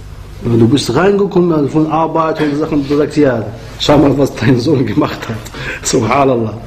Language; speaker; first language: German; non-native, fluent; Arabic